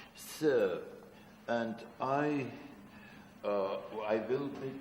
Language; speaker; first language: English; non-native, fluent; Russian